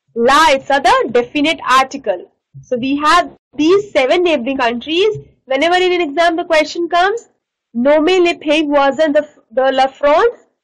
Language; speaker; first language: English; non-native, local second language; Hindi